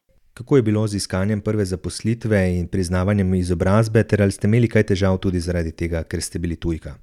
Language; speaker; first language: Slovenian; native; Slovenian